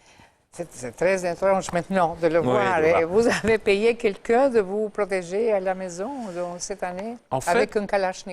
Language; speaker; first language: French; non-native, fluent; Albanian